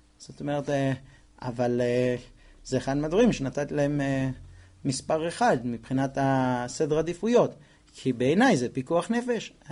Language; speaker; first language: Hebrew; non-native, fluent; English